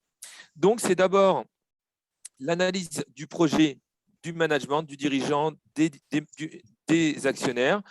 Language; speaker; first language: French; native; French